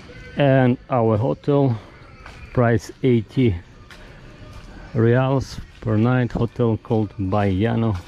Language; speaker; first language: English; non-native, fluent; Russian